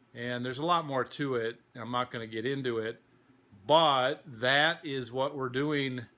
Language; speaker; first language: English; native; English